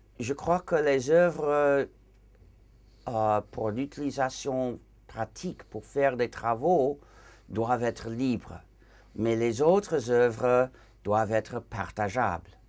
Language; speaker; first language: French; non-native, fluent; English